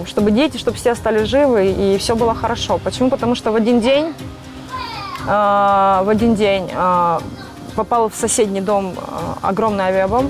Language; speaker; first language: Russian; native; Russian